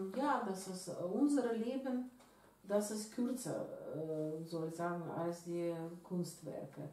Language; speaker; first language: German; non-native, learner; Russian